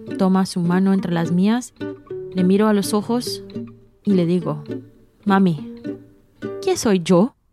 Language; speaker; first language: Spanish; early bilingual, heritage; Spanish